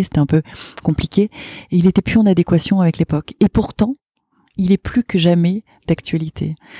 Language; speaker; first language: French; native; French